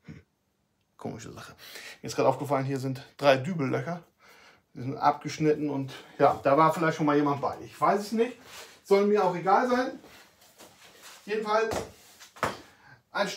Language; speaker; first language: German; native; German